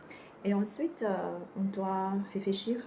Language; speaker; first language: French; non-native, learner; Chinese